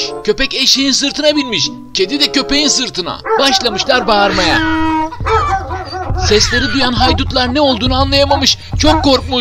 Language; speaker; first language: Turkish; native; Turkish